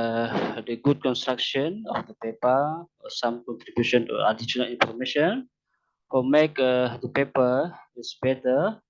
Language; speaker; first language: English; non-native, learner; Indonesian